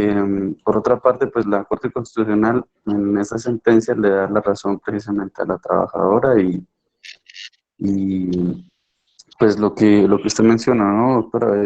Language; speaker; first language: Spanish; native; Spanish